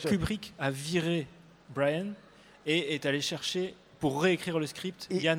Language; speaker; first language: French; native; French